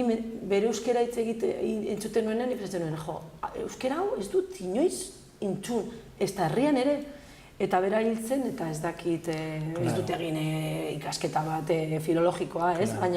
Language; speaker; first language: Basque; non-native, local second language; Spanish